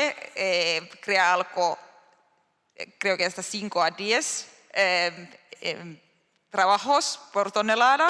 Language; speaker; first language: Spanish; non-native, learner; Finnish